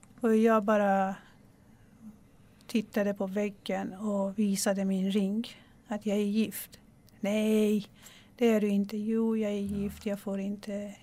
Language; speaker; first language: Swedish; non-native, fluent; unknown